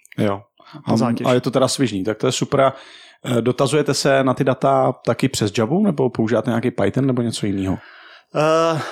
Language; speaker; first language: Czech; native; Czech